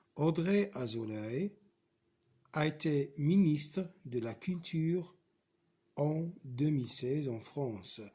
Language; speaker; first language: French; non-native, local second language; Arabic